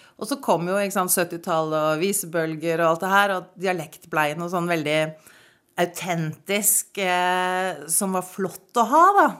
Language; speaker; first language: Norwegian; native; Norwegian